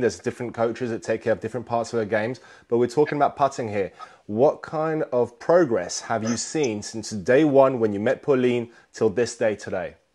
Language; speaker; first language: English; native; English